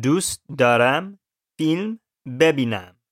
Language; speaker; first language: Persian; non-native, learner; English